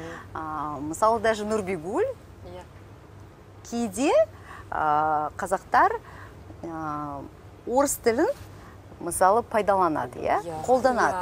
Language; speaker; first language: Kazakh; non-native, local second language; Russian